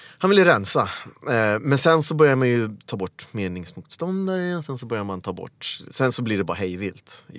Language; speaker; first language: Swedish; early bilingual, other home language; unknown